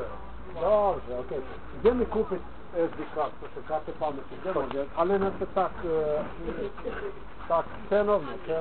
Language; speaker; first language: Polish; non-native, learner; Slovenian